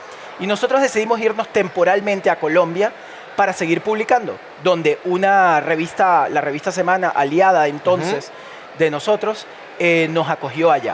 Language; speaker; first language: Spanish; native; Spanish